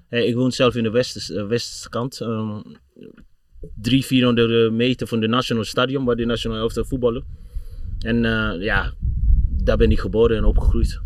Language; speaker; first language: Dutch; non-native, fluent; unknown